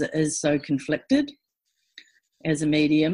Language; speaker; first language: English; native; English